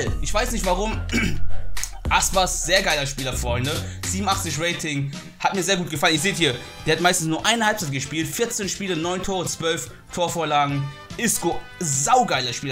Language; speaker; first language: German; native; German